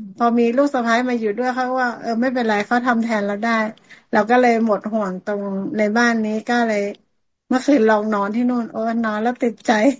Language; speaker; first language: Thai; native; Thai